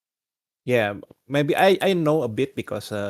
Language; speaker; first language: English; non-native, learner; Indonesian